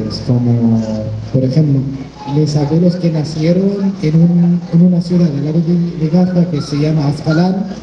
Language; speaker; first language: Spanish; non-native, fluent; Arabic